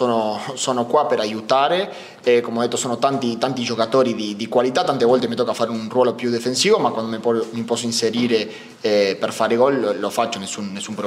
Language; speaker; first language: Italian; non-native, fluent; Spanish